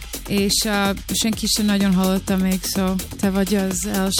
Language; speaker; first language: Hungarian; early bilingual, heritage; English